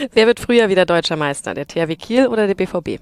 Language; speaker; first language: German; native; German